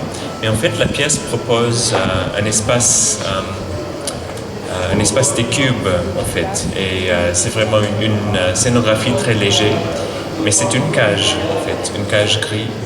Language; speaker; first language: French; non-native, fluent; English